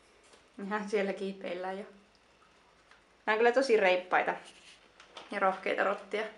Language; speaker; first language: Finnish; native; Finnish